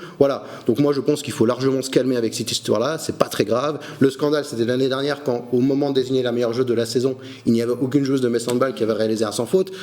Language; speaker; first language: French; native; French